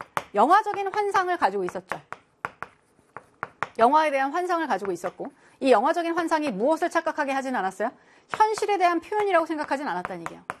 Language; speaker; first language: Korean; native; Korean